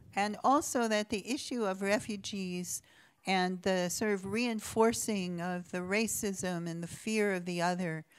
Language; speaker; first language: English; native; English